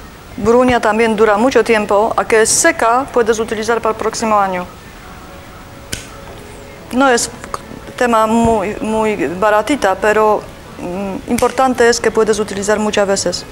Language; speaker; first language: Spanish; non-native, learner; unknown